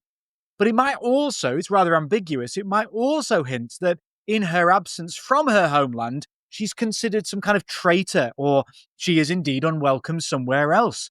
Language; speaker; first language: English; native; English